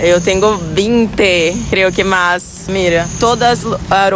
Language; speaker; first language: Spanish; non-native, fluent; Portuguese